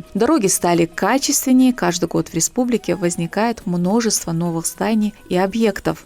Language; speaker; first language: Russian; native; Russian